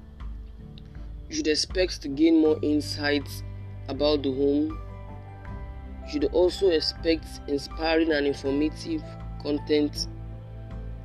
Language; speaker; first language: English; non-native, local second language; Yoruba